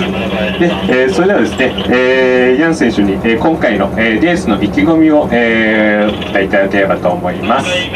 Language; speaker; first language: Japanese; native; Japanese